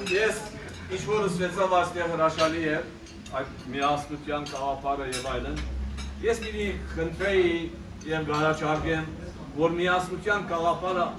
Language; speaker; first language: Armenian; early bilingual, heritage; Armenian